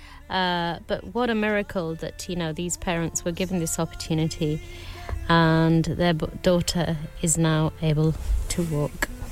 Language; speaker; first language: English; early bilingual, other home language; Urdu